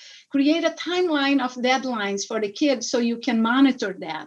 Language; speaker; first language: English; non-native, fluent; Portuguese